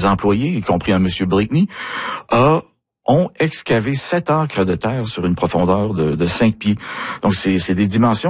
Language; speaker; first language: French; native; French